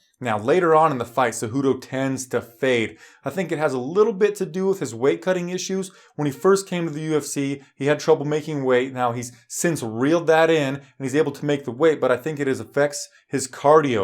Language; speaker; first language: English; native; English